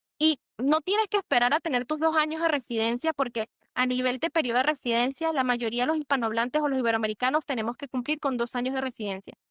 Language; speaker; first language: Spanish; native; Spanish